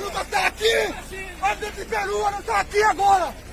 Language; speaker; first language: Portuguese; non-native, learner; Haitian Creole